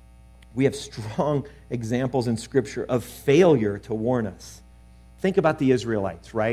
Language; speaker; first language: English; native; English